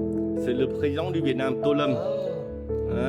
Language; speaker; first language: French; non-native, fluent; Vietnamese